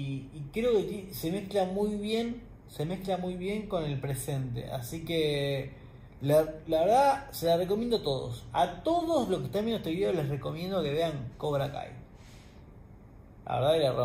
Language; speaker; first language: Spanish; native; Spanish